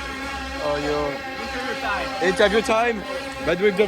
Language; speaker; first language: English; non-native, learner; French